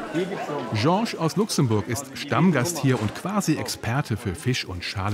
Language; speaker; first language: German; native; German